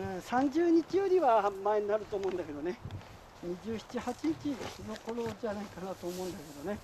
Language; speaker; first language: Japanese; native; Japanese